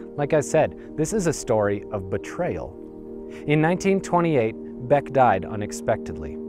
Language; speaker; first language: English; native; English